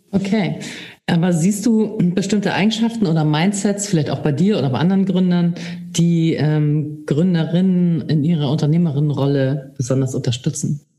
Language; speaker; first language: German; native; German